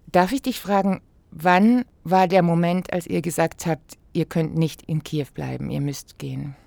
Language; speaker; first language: German; native; German